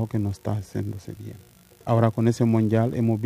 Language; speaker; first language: Spanish; non-native, fluent; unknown